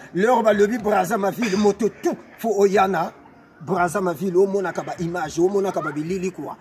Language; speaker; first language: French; non-native, local second language; Lingala